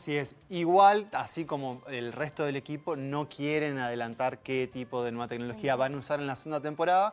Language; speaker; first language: Spanish; native; Spanish